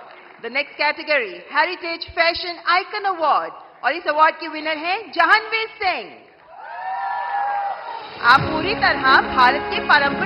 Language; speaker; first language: Hindi; native; Hindi